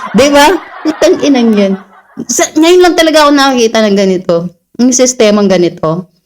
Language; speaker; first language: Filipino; non-native, local second language; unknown